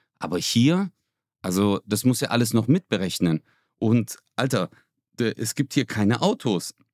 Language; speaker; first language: German; early bilingual, other home language; Turkish